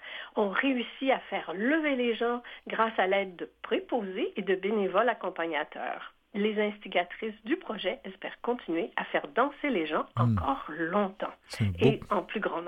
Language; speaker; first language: French; native; French